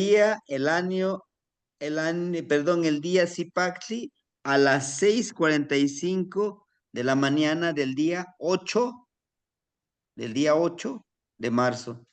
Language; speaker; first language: Spanish; native; Spanish